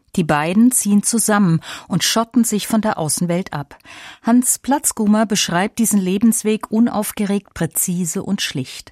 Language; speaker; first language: German; native; German